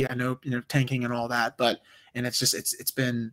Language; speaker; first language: English; native; English